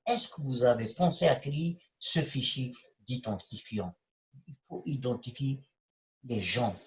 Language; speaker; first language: French; non-native, local second language; Arabic